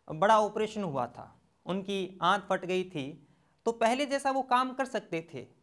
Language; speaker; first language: Hindi; native; Hindi